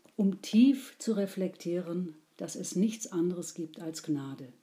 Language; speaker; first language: German; native; German